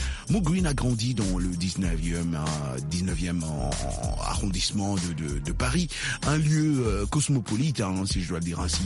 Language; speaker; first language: French; non-native, local second language; Lingala